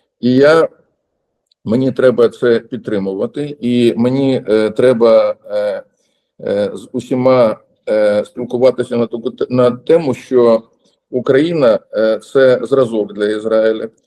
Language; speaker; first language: Ukrainian; non-native, local second language; Russian